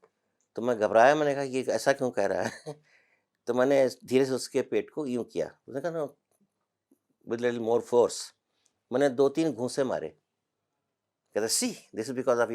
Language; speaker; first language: Hindi; native; Hindi